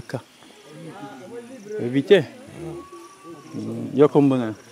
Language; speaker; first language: French; non-native, local second language; Lingala